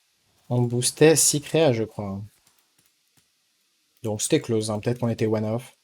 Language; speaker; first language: French; native; French